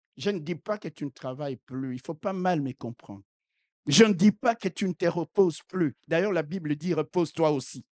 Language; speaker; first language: French; non-native, local second language; Lingala